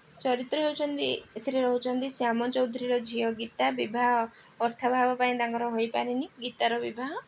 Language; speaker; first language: Odia; native; Odia